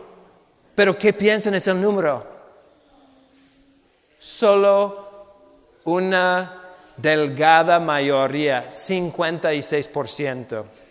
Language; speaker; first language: Spanish; non-native, fluent; English